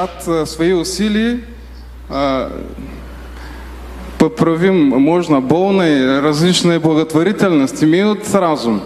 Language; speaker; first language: Russian; non-native, learner; Bulgarian